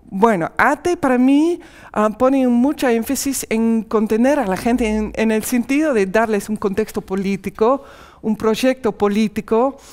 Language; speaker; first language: Spanish; non-native, fluent; English